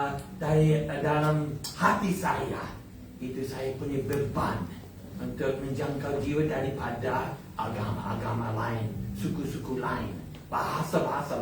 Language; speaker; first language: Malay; non-native, fluent; English